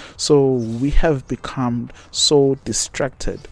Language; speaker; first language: English; non-native, local second language; Zulu